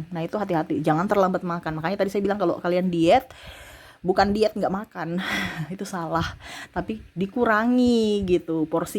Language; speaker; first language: Indonesian; native; Indonesian